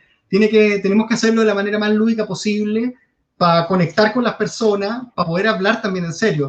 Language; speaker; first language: Spanish; native; Spanish